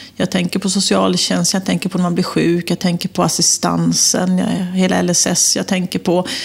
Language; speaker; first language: Swedish; native; Swedish